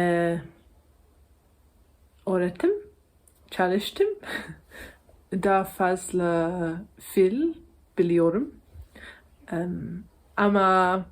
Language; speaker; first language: Turkish; non-native, learner; English